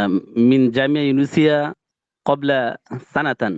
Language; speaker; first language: Arabic; non-native, learner; Bangla